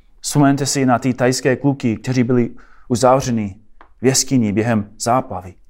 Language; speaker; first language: Czech; non-native, fluent; English